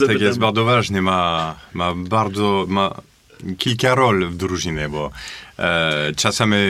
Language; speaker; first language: Polish; non-native, fluent; French